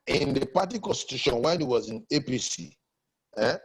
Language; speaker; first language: English; non-native, local second language; Yoruba